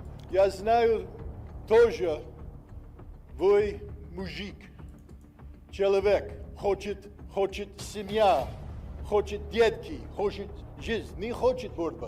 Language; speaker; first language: Russian; non-native, learner; English